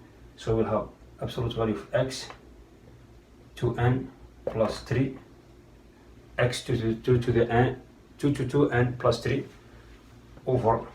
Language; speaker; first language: English; non-native, fluent; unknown